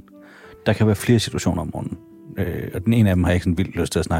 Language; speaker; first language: Danish; native; Danish